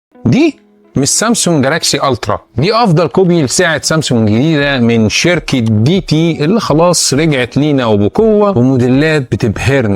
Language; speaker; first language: Arabic; native; Arabic